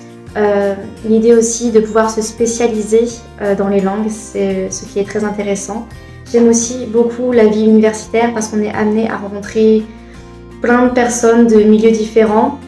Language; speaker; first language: French; native; French